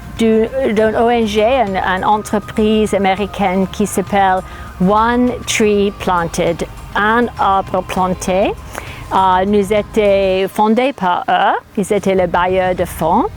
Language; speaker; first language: French; non-native, fluent; English